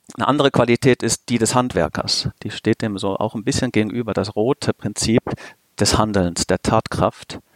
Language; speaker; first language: German; native; German